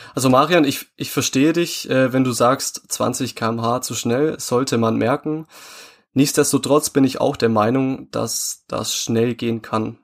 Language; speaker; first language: German; native; German